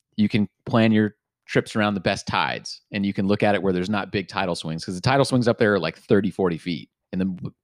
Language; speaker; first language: English; native; English